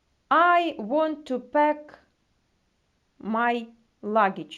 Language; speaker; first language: English; non-native, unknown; Ukrainian